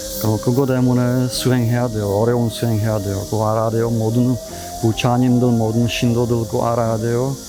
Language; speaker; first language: Korean; non-native, learner; Czech